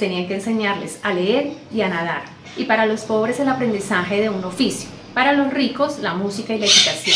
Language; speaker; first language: Spanish; native; Spanish